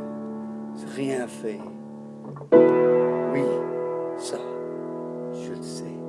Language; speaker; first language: French; non-native, learner; English